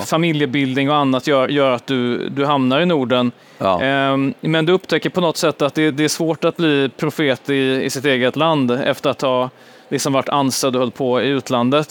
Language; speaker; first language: Swedish; native; Swedish